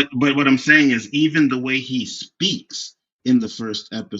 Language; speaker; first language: English; native; English